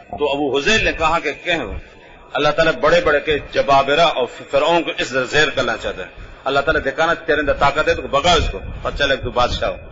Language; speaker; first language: Urdu; non-native, local second language; Pashto